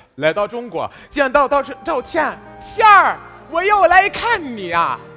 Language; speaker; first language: Chinese; non-native, fluent; Arabic